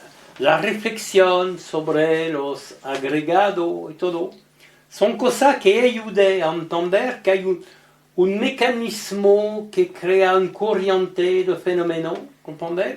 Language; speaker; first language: Spanish; non-native, learner; French